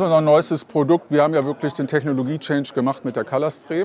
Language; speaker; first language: German; native; German